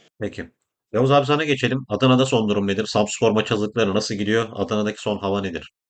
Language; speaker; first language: Turkish; native; Turkish